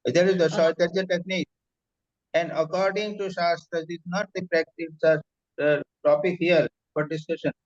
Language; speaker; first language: English; non-native, local second language; Hindi